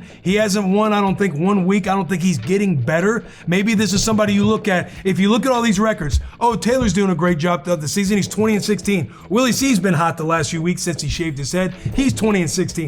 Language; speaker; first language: English; native; English